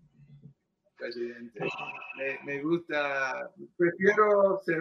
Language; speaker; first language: Spanish; early bilingual, heritage; English